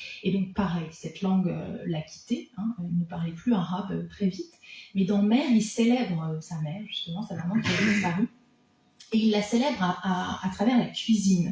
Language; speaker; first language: French; native; French